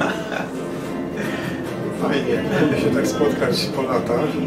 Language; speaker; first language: Polish; native; Polish